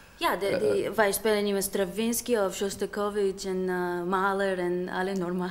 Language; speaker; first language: Dutch; non-native, learner; Bulgarian